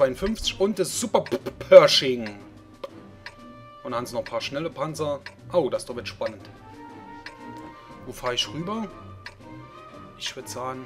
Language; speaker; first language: German; native; German